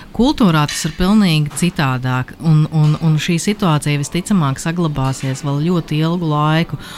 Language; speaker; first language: Latvian; native; Latvian